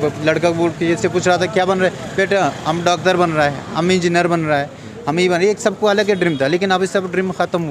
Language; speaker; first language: Hindi; non-native, learner; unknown